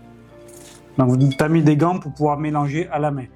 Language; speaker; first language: French; native; French